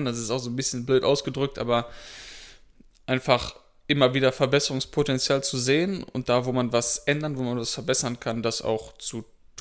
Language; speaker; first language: German; native; German